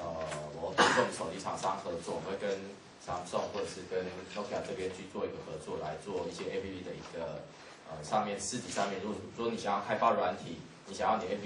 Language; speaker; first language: Chinese; native; Chinese